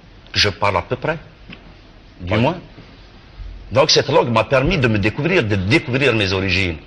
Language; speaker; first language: French; non-native, local second language; Kabyle